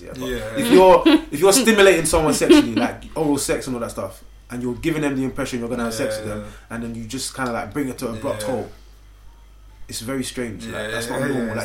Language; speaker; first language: English; native; English